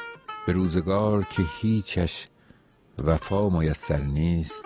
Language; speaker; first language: Persian; native; Persian